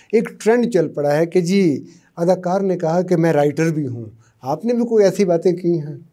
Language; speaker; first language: Urdu; non-native, local second language; Punjabi